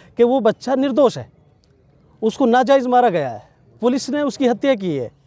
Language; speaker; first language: Hindi; native; Hindi